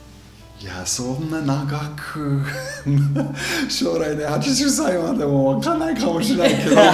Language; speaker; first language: Japanese; non-native, fluent; German